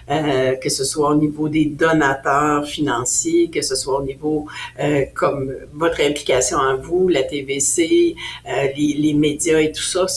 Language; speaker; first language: French; native; French